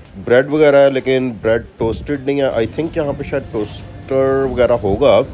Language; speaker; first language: Urdu; native; Urdu